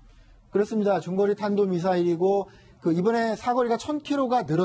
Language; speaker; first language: Korean; native; Korean